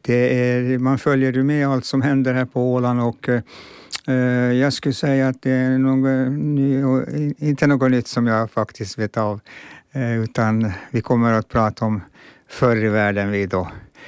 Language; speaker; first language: Swedish; non-native, local second language; Finnish